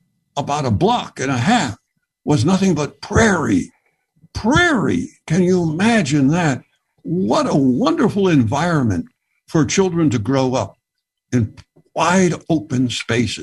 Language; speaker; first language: English; native; English